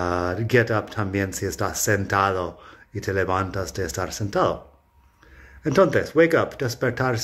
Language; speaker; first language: Spanish; non-native, fluent; English